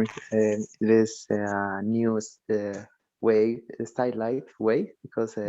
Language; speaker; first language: English; non-native, learner; Spanish